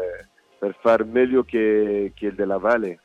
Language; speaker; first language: Italian; non-native, fluent; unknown